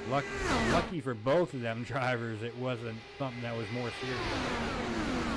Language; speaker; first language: English; native; English